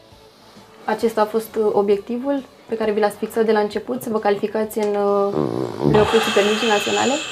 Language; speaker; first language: Romanian; native; Romanian